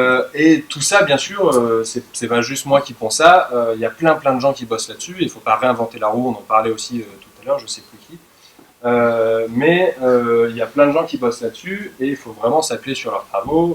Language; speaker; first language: French; native; French